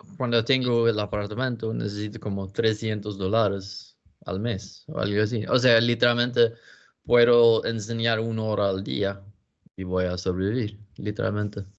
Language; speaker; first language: Spanish; non-native, fluent; Swedish